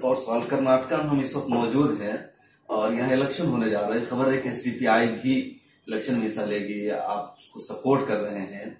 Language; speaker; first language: Hindi; native; Hindi